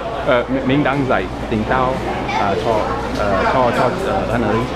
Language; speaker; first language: Vietnamese; non-native, learner; English